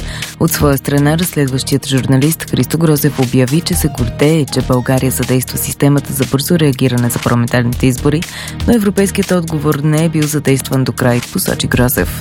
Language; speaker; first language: Bulgarian; native; Bulgarian